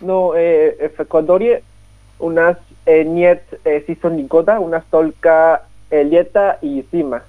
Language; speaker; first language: Russian; non-native, learner; Spanish